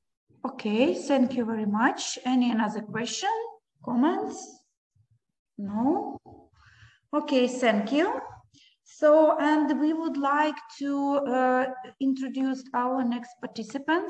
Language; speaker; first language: English; non-native, learner; Ukrainian